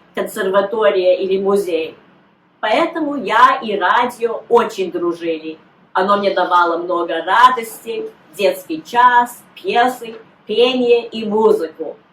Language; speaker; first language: Russian; early bilingual, heritage; Russian